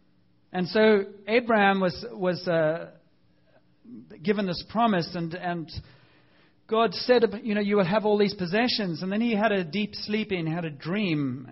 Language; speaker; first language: English; native; English